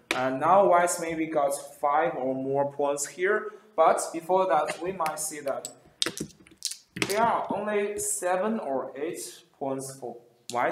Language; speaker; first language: English; non-native, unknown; Chinese